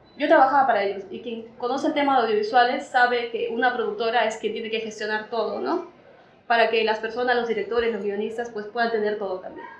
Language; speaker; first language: Spanish; native; Spanish